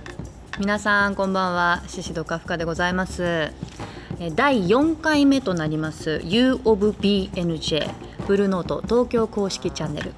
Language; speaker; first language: Japanese; native; Japanese